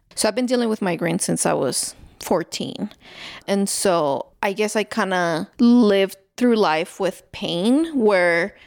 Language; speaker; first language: English; early bilingual, other home language; Spanish